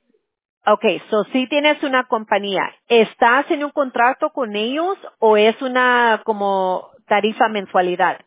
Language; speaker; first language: Spanish; early bilingual, heritage; Spanish